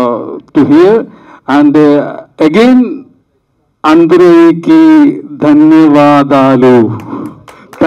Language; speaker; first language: Telugu; non-native, learner; Malayalam